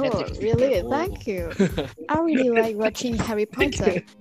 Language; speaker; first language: English; non-native, learner; Indonesian